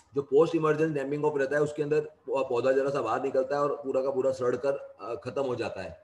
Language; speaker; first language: Hindi; non-native, local second language; Gujarati